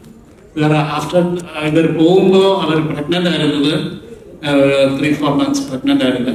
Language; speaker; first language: Tamil; non-native, learner; Malayalam